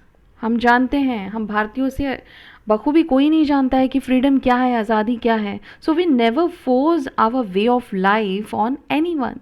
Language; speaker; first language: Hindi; non-native, local second language; Marathi